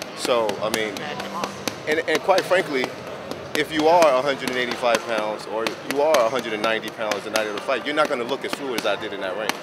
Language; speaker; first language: English; native; English